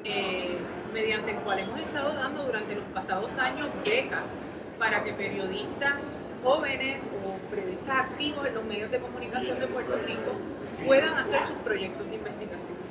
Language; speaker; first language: Spanish; native; Spanish